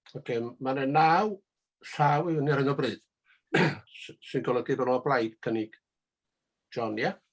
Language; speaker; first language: Welsh; native; Welsh